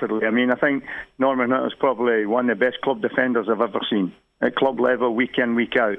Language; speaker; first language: English; native; English